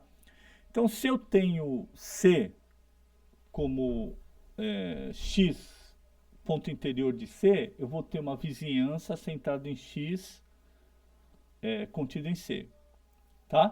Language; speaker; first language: Portuguese; native; Portuguese